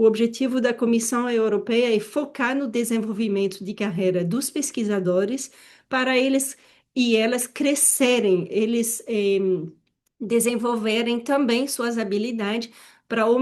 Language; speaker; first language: Portuguese; non-native, fluent; French